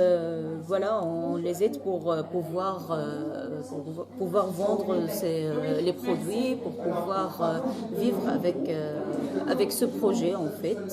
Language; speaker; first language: French; non-native, fluent; Arabic